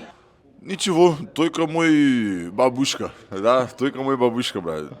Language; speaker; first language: Russian; non-native, learner; Portuguese